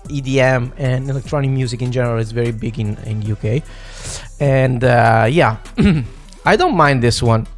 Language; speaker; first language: English; non-native, fluent; Italian